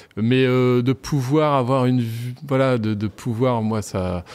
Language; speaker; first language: French; native; French